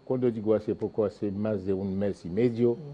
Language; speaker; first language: Spanish; non-native, fluent; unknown